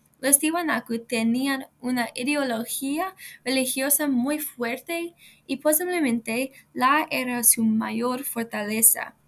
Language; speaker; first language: Spanish; non-native, learner; English